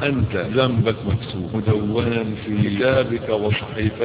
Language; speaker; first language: Arabic; native; Arabic